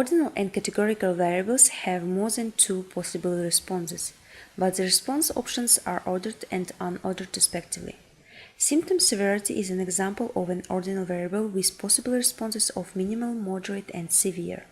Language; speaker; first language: English; non-native, fluent; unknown